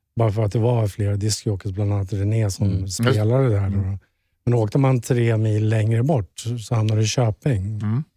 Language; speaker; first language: Swedish; native; Swedish